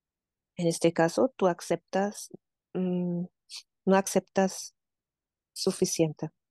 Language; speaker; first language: Spanish; non-native, fluent; German